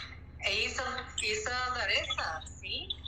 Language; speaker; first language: Portuguese; non-native, learner; English